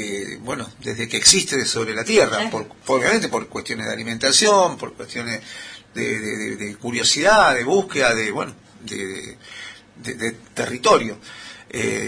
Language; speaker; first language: Spanish; native; Spanish